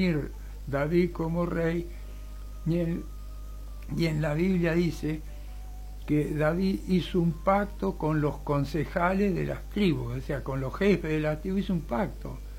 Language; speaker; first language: Spanish; native; Spanish